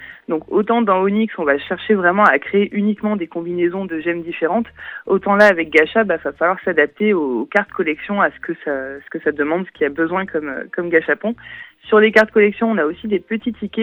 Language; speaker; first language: French; native; French